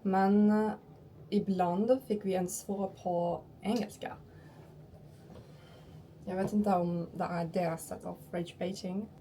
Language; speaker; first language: Swedish; non-native, learner; Turkish